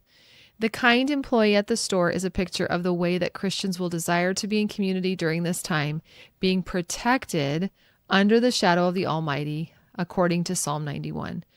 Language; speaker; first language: English; native; English